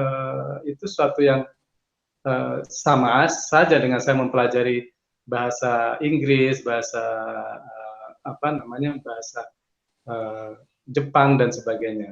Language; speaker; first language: Indonesian; native; Indonesian